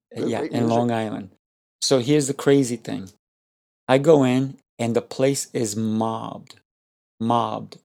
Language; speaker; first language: English; non-native, fluent; Spanish